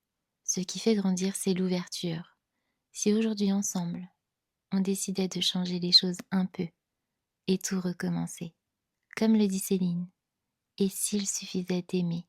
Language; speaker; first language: French; native; French